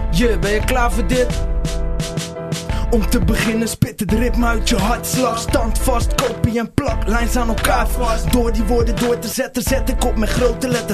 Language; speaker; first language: Dutch; native; Dutch